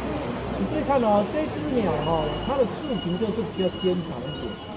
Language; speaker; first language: Chinese; native; Chinese